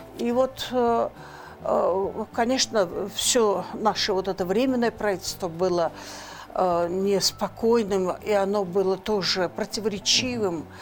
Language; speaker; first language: Russian; non-native, local second language; Kyrgyz